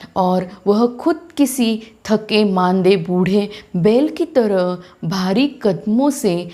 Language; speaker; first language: Hindi; non-native, local second language; Marathi